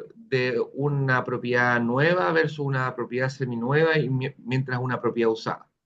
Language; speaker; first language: Spanish; native; Spanish